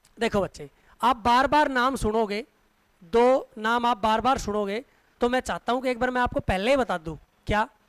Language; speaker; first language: Hindi; native; Hindi